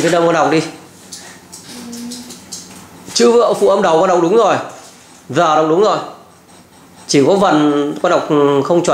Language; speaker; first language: Vietnamese; native; Vietnamese